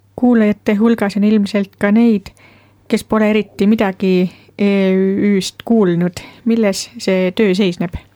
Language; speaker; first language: Estonian; native; Estonian